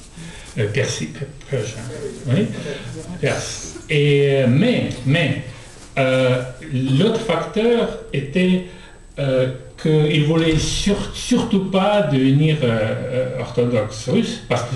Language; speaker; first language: French; non-native, fluent; Russian